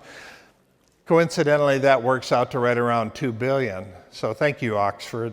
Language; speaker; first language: English; native; English